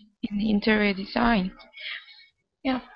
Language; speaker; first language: English; non-native, learner; Korean